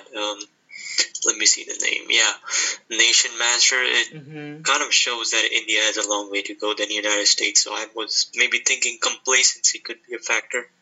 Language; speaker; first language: English; non-native, local second language; Hindi